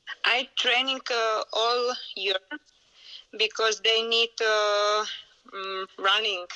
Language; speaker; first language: English; non-native, learner; Czech